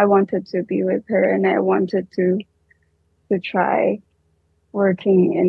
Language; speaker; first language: English; non-native, local second language; Filipino